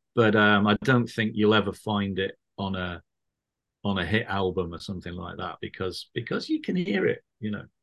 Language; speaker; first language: English; native; English